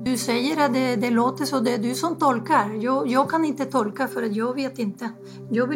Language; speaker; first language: Swedish; non-native, fluent; Spanish